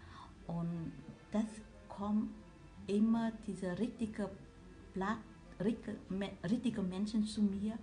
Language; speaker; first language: German; non-native, learner; Vietnamese